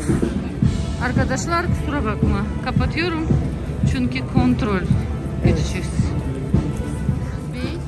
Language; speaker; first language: Turkish; non-native, learner; Russian